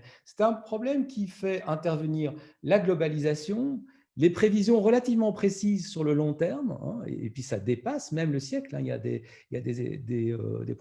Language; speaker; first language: French; native; French